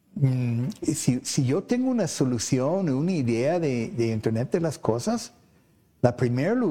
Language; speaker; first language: Spanish; non-native, fluent; English